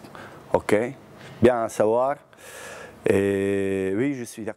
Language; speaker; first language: French; non-native, learner; Bosnian